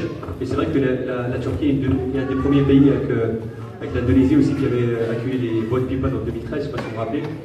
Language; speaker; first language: French; native; French